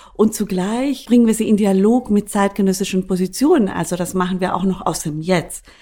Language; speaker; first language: German; non-native, fluent; Spanish